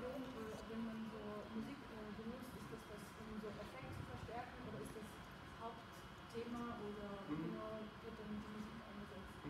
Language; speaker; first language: German; early bilingual, other home language; Russian